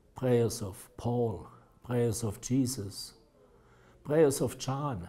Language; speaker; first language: English; non-native, fluent; German